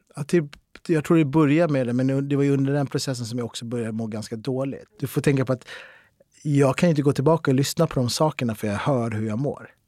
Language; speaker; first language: Swedish; early bilingual, other home language; Arabic